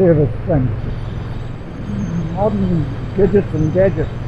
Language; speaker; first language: English; native; English